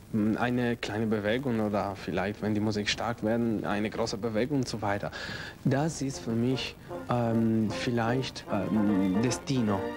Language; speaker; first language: German; non-native, learner; Italian